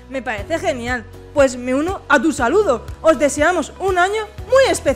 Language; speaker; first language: Spanish; native; Spanish